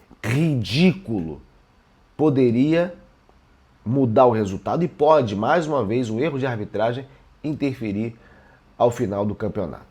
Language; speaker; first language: Portuguese; native; Portuguese